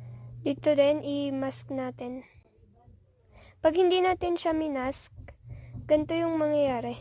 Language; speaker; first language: Filipino; native; Filipino